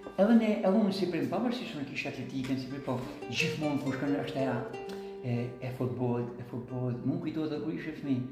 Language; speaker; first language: Albanian; native; Albanian